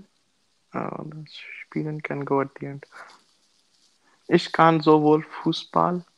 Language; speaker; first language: German; non-native, learner; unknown